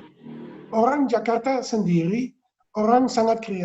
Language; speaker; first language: Indonesian; non-native, fluent; Dutch